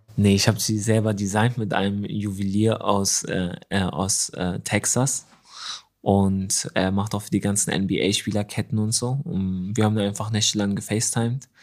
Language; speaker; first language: German; early bilingual, other home language; Arabic